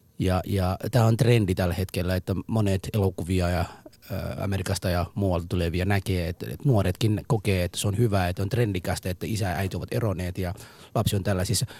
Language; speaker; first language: Finnish; non-native, fluent; Somali